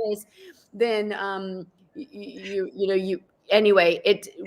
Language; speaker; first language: English; native; English